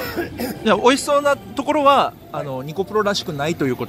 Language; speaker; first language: Japanese; native; Japanese